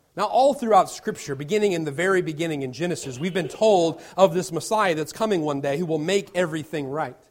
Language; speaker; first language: English; native; English